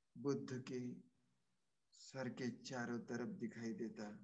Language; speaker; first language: Hindi; non-native, local second language; Marathi